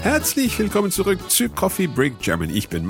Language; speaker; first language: German; non-native, fluent; English